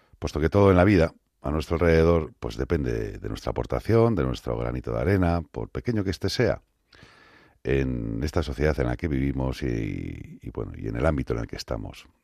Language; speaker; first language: Spanish; native; Spanish